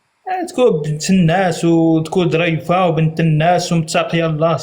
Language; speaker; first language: Arabic; native; Arabic